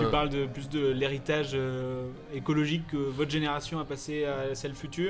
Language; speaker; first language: French; native; French